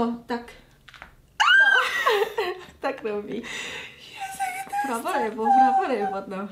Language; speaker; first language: Polish; non-native, learner; Korean